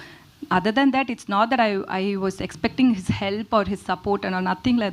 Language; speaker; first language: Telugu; non-native, learner; Tamil